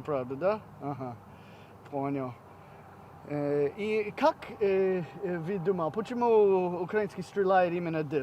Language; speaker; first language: Russian; non-native, learner; English